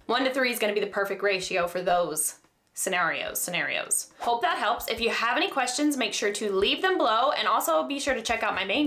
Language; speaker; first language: English; native; English